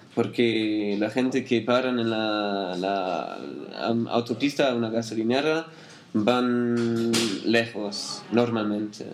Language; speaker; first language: Spanish; non-native, learner; German